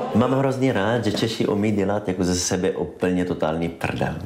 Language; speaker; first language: Czech; non-native, fluent; Hebrew